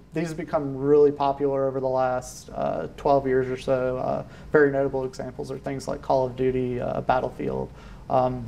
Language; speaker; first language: English; native; English